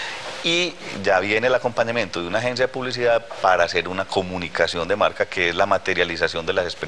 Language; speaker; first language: Spanish; native; Spanish